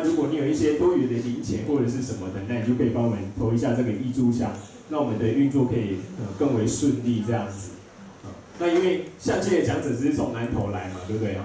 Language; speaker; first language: Chinese; native; Chinese